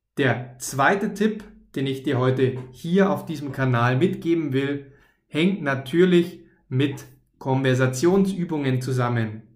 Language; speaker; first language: German; native; German